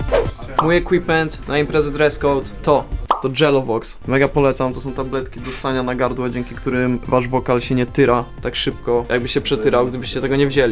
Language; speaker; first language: Polish; native; Polish